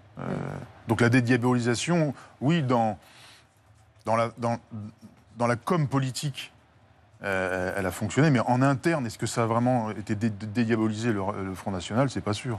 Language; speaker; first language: French; native; French